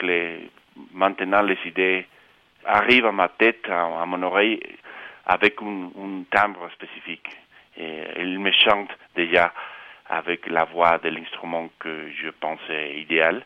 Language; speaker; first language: French; non-native, fluent; Spanish